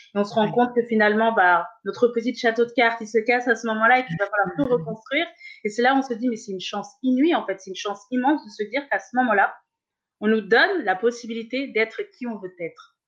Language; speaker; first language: French; early bilingual, other home language; Kabuverdianu